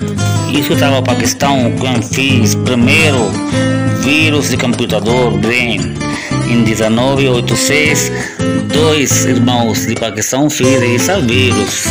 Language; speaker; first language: Portuguese; non-native, learner; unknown